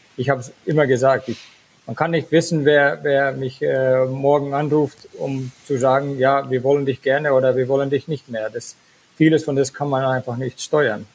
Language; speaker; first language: German; non-native, fluent; Finnish